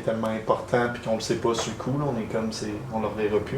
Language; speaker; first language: French; native; French